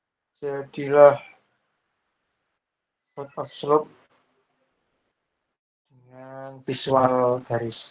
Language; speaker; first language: Indonesian; non-native, local second language; Javanese